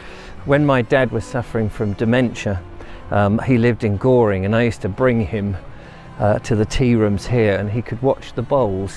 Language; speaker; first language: English; native; English